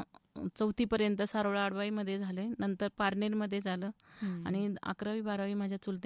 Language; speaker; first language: Marathi; native; Marathi